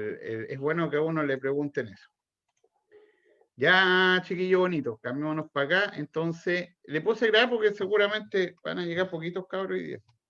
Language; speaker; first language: Spanish; native; Spanish